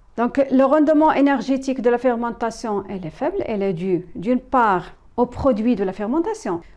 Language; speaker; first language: French; non-native, local second language; Arabic